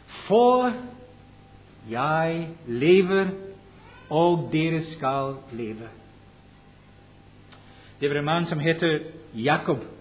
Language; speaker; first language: Norwegian; non-native, fluent; English